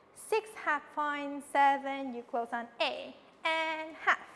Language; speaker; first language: English; non-native, local second language; Cantonese